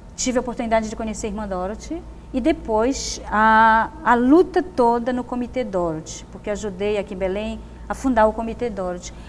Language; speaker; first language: Portuguese; native; Portuguese